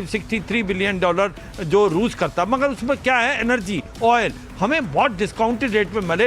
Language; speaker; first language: Hindi; native; Hindi